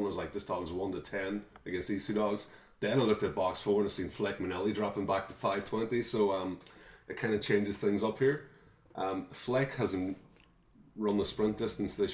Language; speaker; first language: English; native; English